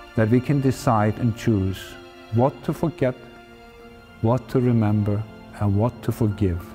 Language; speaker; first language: English; non-native, fluent; Icelandic